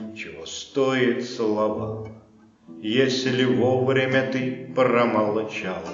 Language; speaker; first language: Russian; non-native, local second language; Azerbaijani